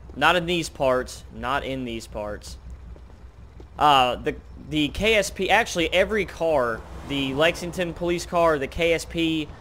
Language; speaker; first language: English; native; English